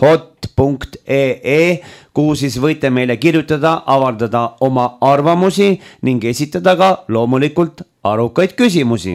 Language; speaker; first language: Estonian; native; Estonian